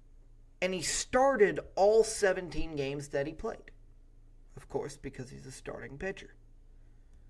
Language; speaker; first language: English; native; English